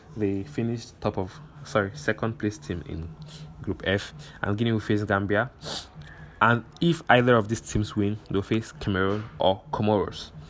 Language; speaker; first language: English; non-native, local second language; Igbo